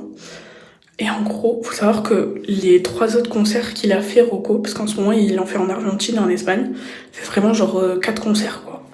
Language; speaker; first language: French; native; French